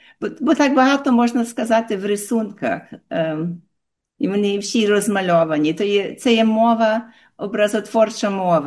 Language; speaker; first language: Ukrainian; early bilingual, heritage; Ukrainian